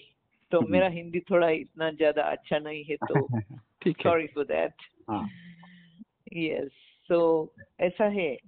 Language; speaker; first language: Hindi; non-native, local second language; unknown